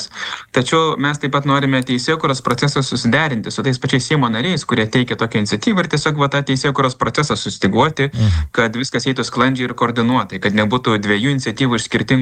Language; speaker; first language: Lithuanian; native; Lithuanian